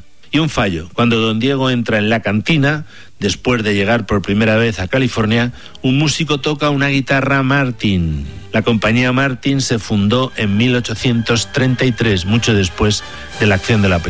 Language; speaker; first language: Spanish; native; Spanish